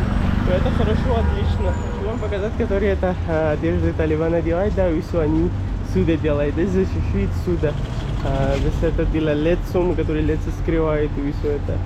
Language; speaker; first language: Russian; non-native, learner; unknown